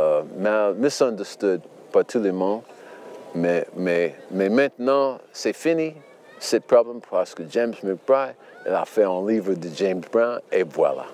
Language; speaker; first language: French; non-native, learner; English